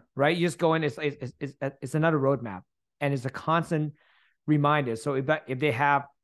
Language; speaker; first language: English; early bilingual, other home language; Thai